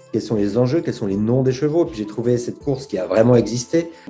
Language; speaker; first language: French; native; French